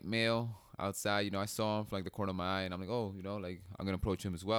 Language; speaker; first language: English; native; English